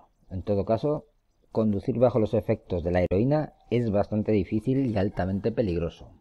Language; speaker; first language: Spanish; native; Spanish